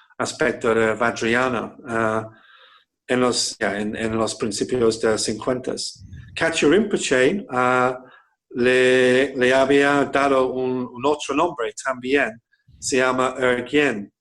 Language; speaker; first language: Spanish; non-native, fluent; English